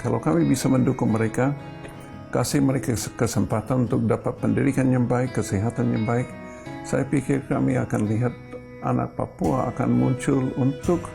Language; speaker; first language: Indonesian; non-native, fluent; English